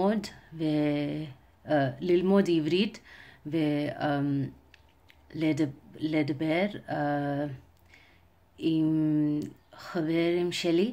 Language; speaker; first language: Hebrew; non-native, learner; Telugu